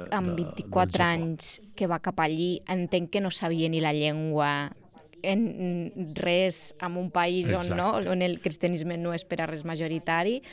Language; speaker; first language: Catalan; native; Catalan